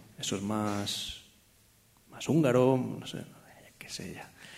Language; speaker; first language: Spanish; non-native, local second language; Catalan